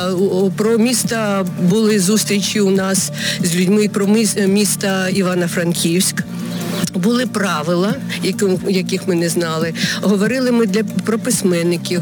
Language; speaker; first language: Ukrainian; non-native, local second language; Russian